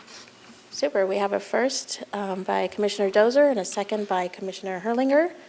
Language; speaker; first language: English; native; English